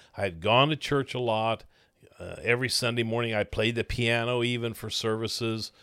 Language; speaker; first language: English; native; English